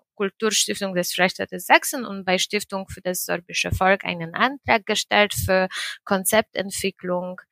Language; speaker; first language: German; non-native, fluent; Polish